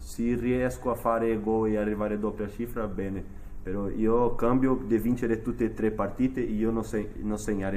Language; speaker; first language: Italian; non-native, fluent; Portuguese